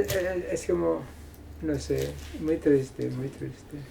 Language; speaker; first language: Spanish; non-native, fluent; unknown